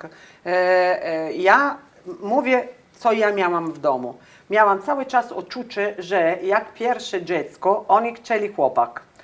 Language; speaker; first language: Polish; non-native, learner; Italian